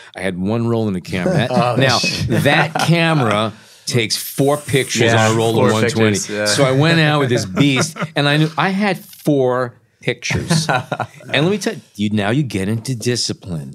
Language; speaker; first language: English; native; English